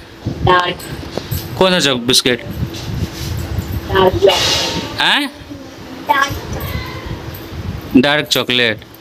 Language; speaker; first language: Hindi; native; Hindi